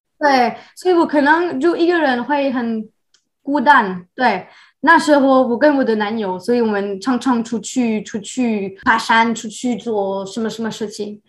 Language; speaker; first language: Chinese; non-native, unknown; French